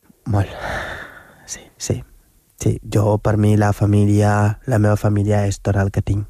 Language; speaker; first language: Catalan; non-native, fluent; Wolof